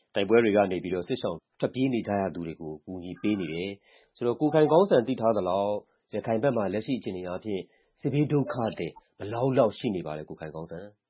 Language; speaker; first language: Burmese; native; Burmese